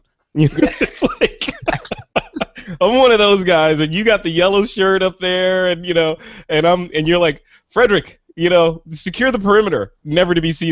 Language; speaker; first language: English; native; English